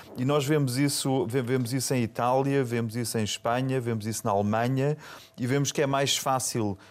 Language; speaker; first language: Portuguese; non-native, fluent; German